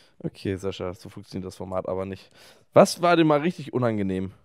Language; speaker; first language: German; native; German